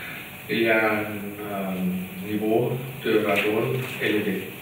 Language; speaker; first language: French; non-native, learner; German